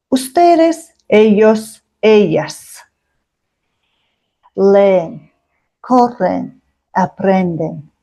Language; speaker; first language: Spanish; non-native, fluent; Mongolian